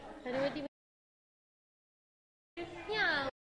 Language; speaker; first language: Welsh; non-native, learner; Spanish